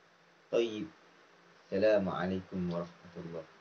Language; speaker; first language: Arabic; non-native, learner; Malay